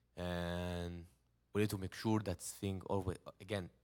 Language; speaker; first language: English; non-native, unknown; Hebrew